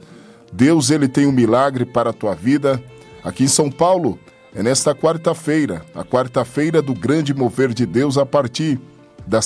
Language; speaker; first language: Portuguese; native; Portuguese